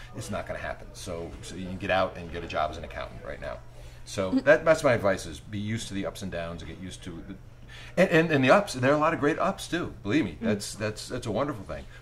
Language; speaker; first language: English; native; English